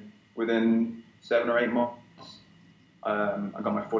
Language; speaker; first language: English; native; English